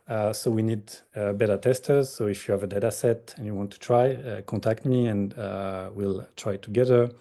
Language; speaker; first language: English; non-native, fluent; French